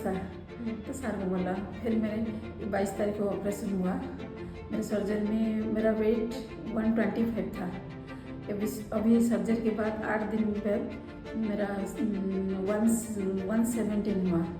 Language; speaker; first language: Hindi; non-native, local second language; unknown